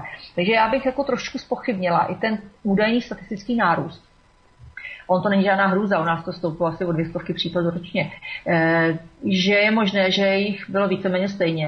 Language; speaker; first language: Czech; native; Czech